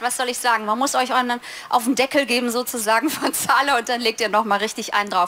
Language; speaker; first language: German; native; German